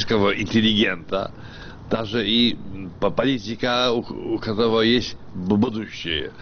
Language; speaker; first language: Russian; non-native, fluent; Polish